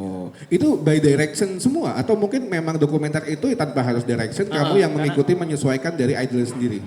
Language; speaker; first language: Indonesian; native; Indonesian